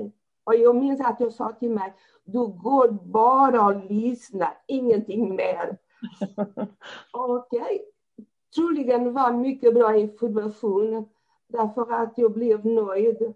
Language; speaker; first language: Swedish; non-native, fluent; Portuguese